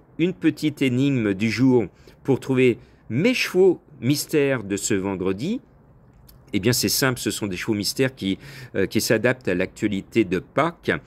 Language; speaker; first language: French; native; French